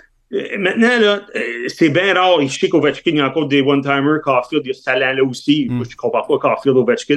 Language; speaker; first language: French; native; French